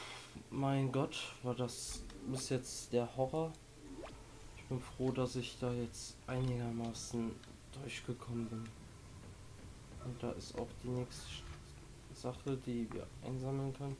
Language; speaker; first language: German; native; German